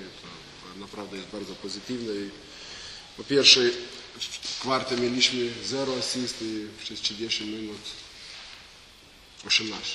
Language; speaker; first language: Polish; non-native, learner; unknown